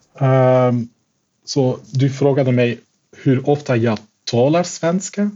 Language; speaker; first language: Swedish; non-native, fluent; Dutch